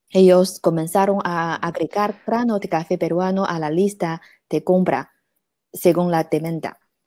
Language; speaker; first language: Spanish; non-native, fluent; Chinese